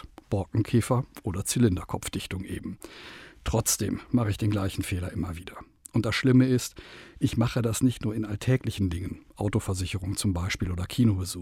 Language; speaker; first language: German; native; German